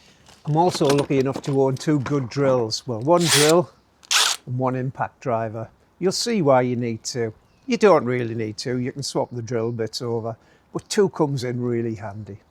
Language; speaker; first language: English; native; English